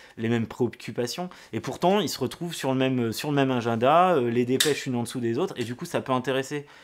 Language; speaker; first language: French; native; French